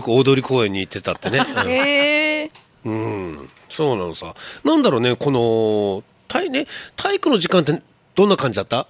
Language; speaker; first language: Japanese; native; Japanese